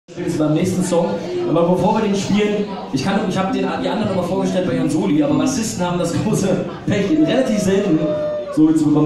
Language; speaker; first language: German; native; German